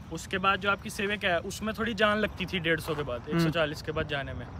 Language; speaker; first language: Hindi; native; Hindi